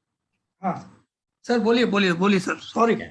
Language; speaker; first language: Hindi; native; Hindi